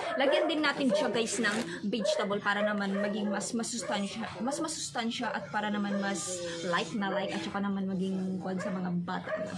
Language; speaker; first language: Filipino; non-native, local second language; Iloko